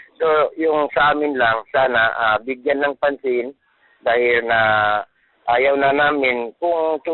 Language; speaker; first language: Filipino; non-native, local second language; Maguindanaon